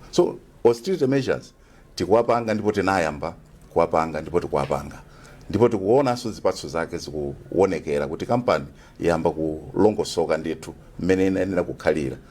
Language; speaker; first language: Nyanja; native; Nyanja